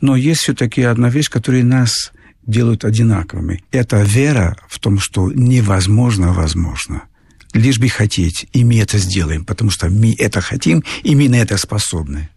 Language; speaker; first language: Russian; non-native, fluent; Portuguese